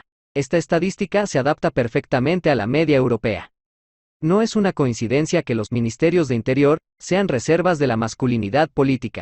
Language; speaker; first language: Spanish; native; Spanish